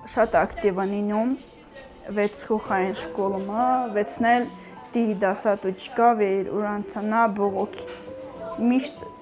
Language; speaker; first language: Armenian; native; Armenian